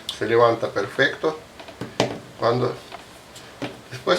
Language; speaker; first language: Spanish; non-native, fluent; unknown